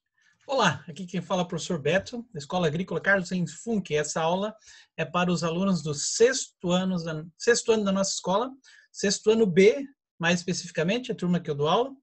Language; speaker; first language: Portuguese; native; Portuguese